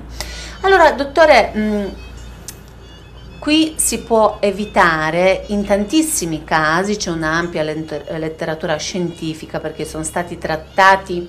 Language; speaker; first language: Italian; native; Italian